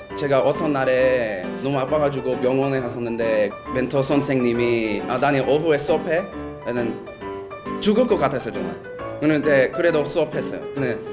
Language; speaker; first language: Korean; non-native, fluent; English